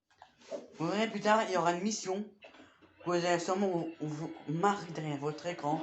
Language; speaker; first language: French; native; French